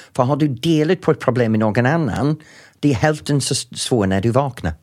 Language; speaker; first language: Swedish; non-native, fluent; English